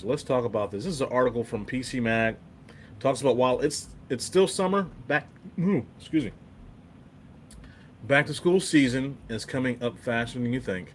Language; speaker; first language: English; native; English